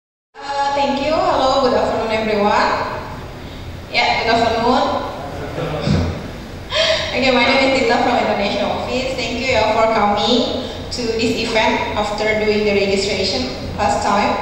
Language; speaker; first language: English; non-native, fluent; Indonesian